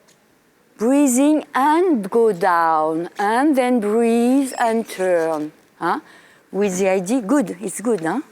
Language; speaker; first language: English; non-native, fluent; French